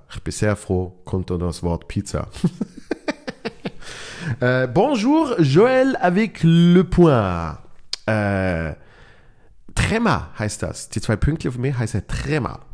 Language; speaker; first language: German; native; German